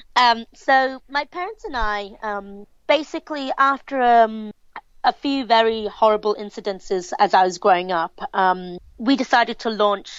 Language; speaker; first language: English; native; English